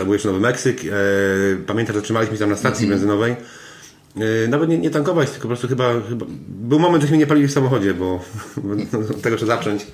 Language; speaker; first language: Polish; native; Polish